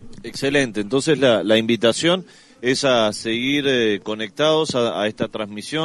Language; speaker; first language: Spanish; native; Spanish